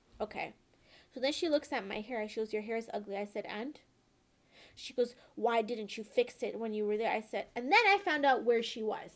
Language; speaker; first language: English; native; English